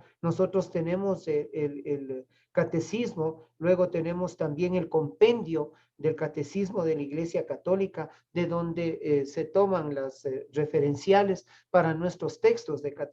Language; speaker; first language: Spanish; native; Spanish